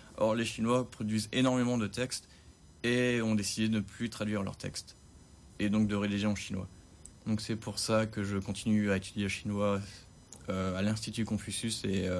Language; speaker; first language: French; native; French